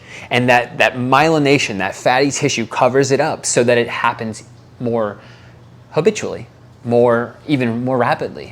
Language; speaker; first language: English; native; English